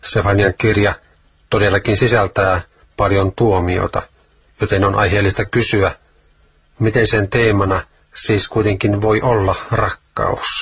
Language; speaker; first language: Finnish; native; Finnish